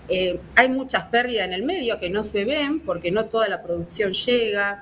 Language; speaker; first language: Spanish; native; Spanish